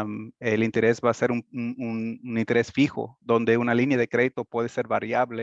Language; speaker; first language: Spanish; early bilingual, heritage; Spanish